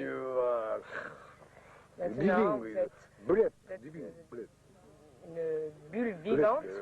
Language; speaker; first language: French; native; French